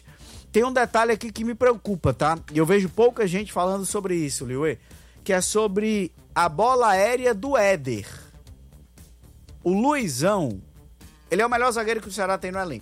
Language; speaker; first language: Portuguese; native; Portuguese